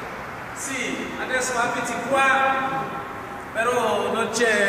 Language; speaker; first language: Italian; non-native, learner; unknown